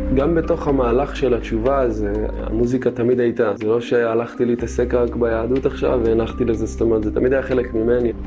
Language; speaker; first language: Hebrew; early bilingual, other home language; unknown